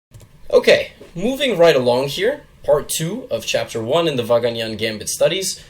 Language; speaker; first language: English; native; English